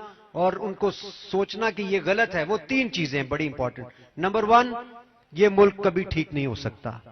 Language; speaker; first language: Urdu; native; Urdu